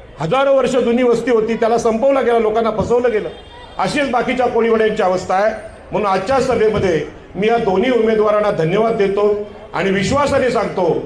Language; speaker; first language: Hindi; non-native, local second language; Marathi